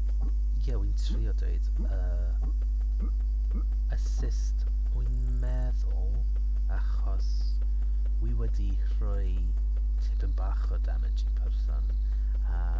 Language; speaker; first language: Welsh; non-native, learner; English